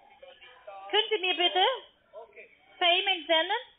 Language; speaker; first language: German; non-native, learner; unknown